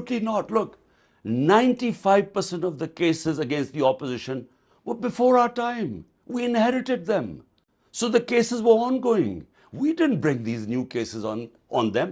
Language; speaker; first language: English; non-native, local second language; Urdu